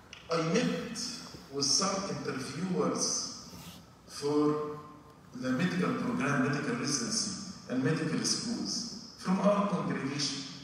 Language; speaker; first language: English; non-native, fluent; Arabic